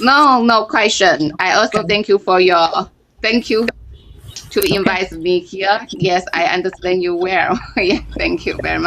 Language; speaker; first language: English; non-native, learner; Chinese